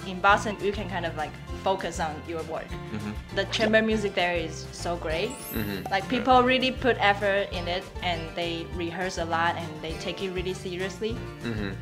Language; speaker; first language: English; non-native, fluent; Chinese